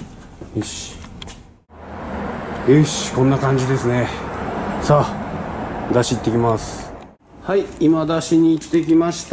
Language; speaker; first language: Japanese; native; Japanese